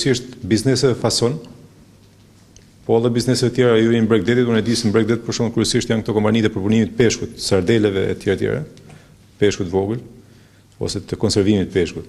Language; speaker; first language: Albanian; native; Albanian